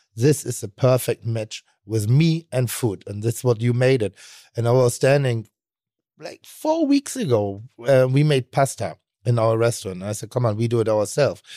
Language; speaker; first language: English; non-native, fluent; German